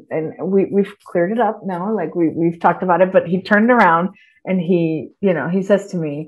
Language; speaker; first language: English; early bilingual, other home language; Spanish